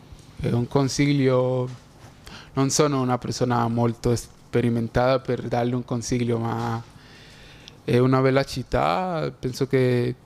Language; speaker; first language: Italian; non-native, fluent; Spanish